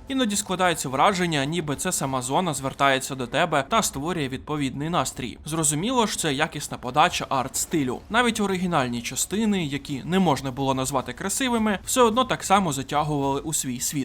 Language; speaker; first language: Ukrainian; native; Ukrainian